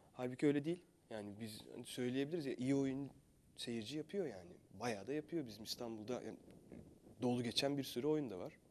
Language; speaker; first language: Turkish; native; Turkish